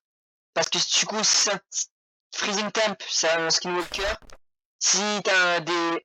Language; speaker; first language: French; native; French